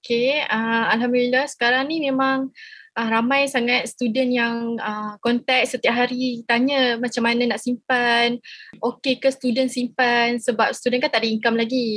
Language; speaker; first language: Malay; native; Malay